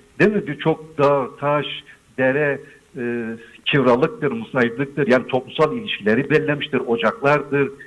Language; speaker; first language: Turkish; non-native, local second language; Zaza